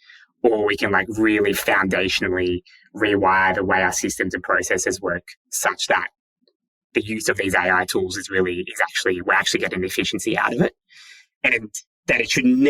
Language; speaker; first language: English; native; English